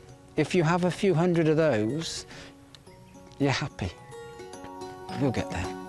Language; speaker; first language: English; native; English